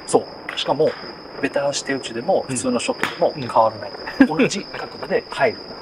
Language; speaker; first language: Japanese; native; Japanese